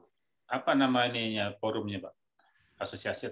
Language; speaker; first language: Indonesian; native; Indonesian